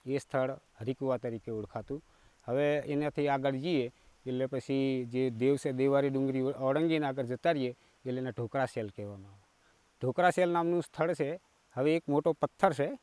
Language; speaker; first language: Gujarati; non-native, local second language; Rathawi